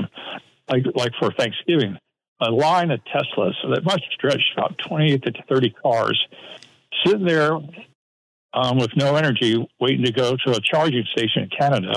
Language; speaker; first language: English; native; English